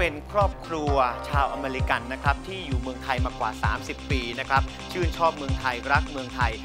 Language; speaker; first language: Thai; native; Thai